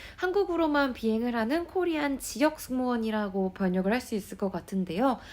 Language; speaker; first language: Korean; native; Korean